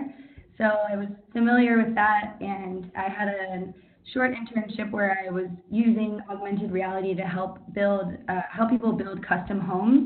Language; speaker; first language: English; native; English